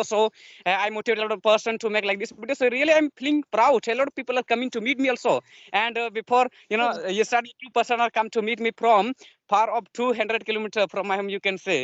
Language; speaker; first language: English; non-native, learner; Santali